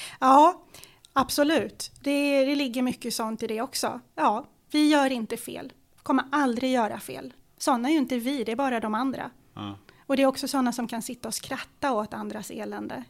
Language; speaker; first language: Swedish; early bilingual, other home language; Arabic